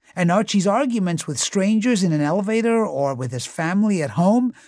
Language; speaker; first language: English; native; English